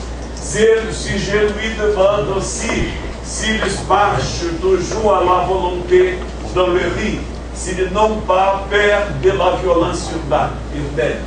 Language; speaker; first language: French; non-native, fluent; Portuguese